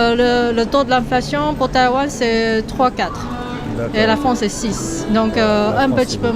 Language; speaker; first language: French; non-native, learner; Chinese